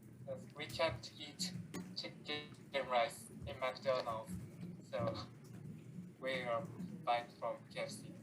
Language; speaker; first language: English; non-native, learner; Japanese